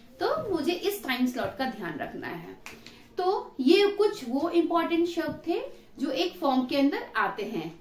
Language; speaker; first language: Hindi; native; Hindi